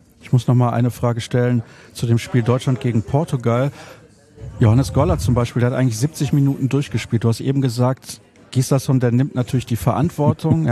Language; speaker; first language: German; native; German